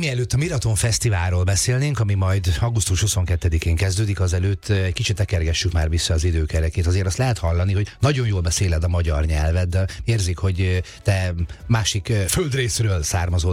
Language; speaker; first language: Hungarian; native; Hungarian